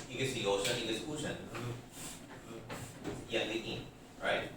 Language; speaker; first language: Chinese; non-native, fluent; English